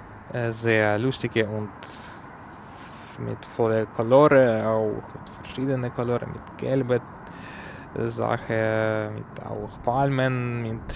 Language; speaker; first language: German; non-native, learner; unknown